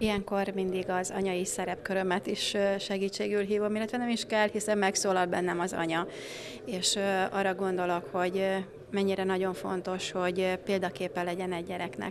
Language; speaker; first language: Hungarian; native; Hungarian